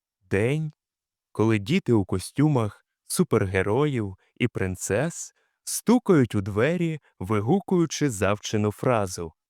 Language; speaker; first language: Ukrainian; native; Ukrainian